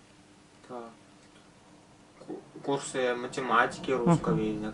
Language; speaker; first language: Russian; early bilingual, other home language; Armenian